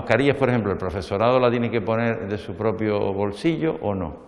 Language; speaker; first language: Spanish; native; Spanish